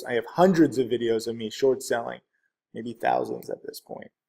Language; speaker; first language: English; native; English